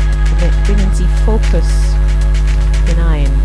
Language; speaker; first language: German; non-native, learner; English